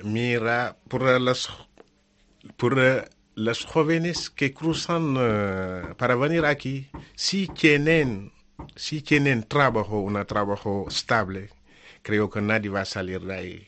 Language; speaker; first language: Spanish; non-native, learner; Wolof